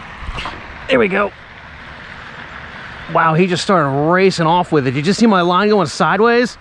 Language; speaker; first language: English; native; English